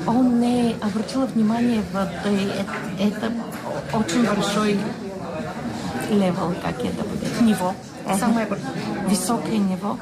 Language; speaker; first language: Russian; non-native, fluent; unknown